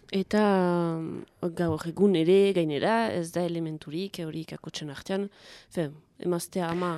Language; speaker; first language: Basque; native; Basque